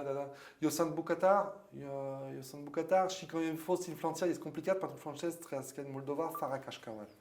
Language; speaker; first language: Romanian; non-native, learner; French